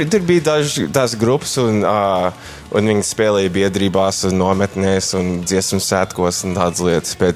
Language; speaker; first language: Latvian; early bilingual, heritage; Latvian